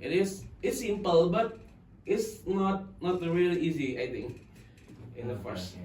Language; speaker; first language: English; non-native, local second language; Indonesian